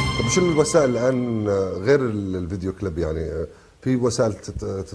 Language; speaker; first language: Arabic; native; Arabic